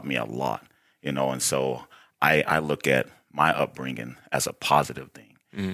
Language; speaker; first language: English; native; English